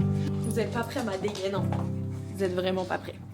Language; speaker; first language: French; native; French